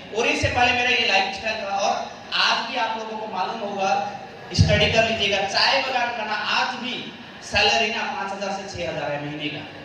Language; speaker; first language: Hindi; non-native, local second language; Nepali